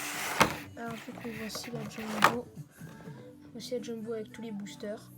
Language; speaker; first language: French; native; French